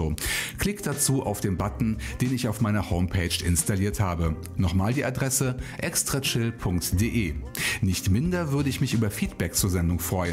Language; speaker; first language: German; native; German